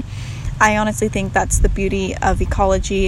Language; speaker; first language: English; native; English